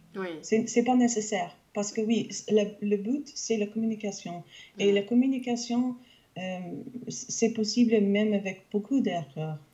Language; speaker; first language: French; non-native, fluent; English